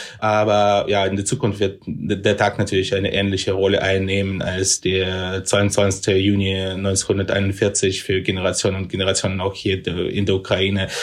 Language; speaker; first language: German; non-native, fluent; Russian